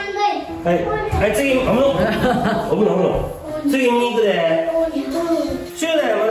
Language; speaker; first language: Japanese; native; Japanese